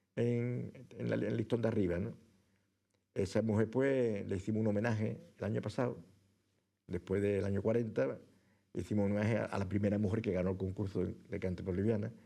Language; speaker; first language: Spanish; native; Spanish